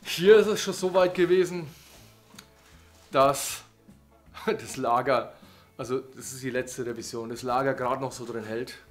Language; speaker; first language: German; native; German